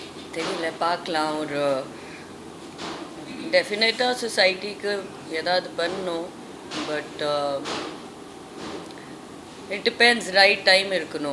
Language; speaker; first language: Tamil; non-native, fluent; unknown